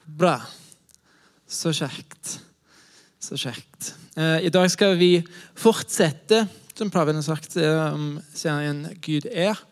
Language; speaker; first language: Norwegian; non-native, fluent; English